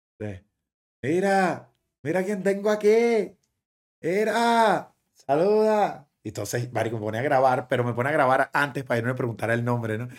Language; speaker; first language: Spanish; native; Spanish